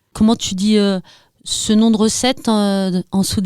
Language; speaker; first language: French; native; French